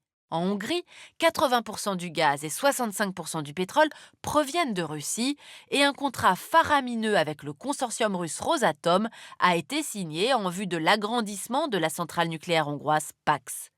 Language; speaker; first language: French; native; French